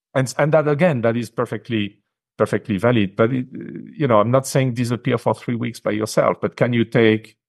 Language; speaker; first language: English; non-native, fluent; French